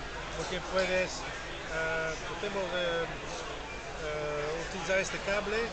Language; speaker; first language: Spanish; non-native, fluent; Italian